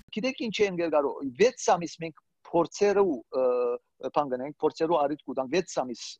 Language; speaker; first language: Armenian; early bilingual, heritage; Armenian